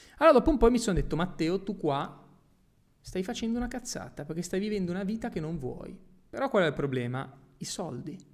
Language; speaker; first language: Italian; native; Italian